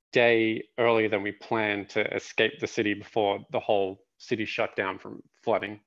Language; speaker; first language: English; native; English